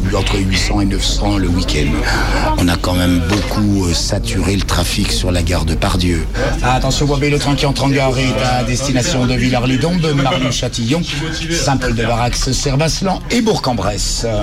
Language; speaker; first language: French; native; French